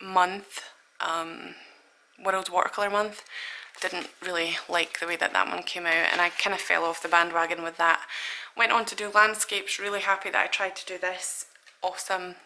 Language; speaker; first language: English; native; English